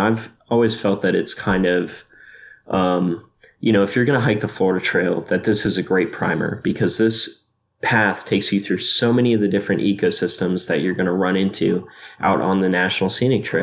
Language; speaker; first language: English; native; English